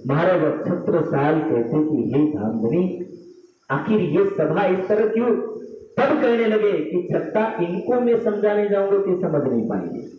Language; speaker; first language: Hindi; non-native, local second language; Gujarati